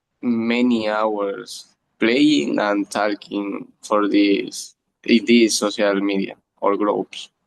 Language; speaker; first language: English; non-native, learner; Spanish